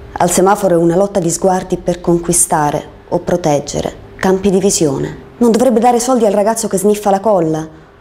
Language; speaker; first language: Italian; native; Italian